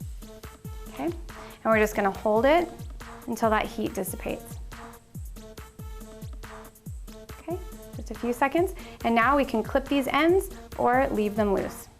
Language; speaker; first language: English; native; English